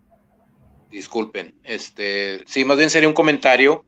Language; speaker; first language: Spanish; native; Spanish